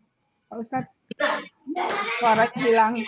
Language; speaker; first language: Indonesian; native; Indonesian